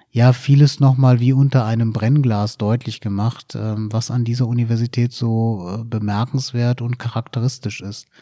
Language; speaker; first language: German; native; German